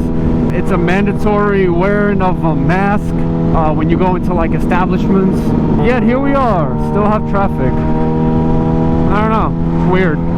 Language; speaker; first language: English; native; English